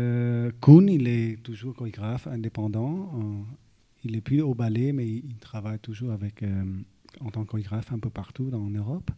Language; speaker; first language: French; non-native, fluent; Vietnamese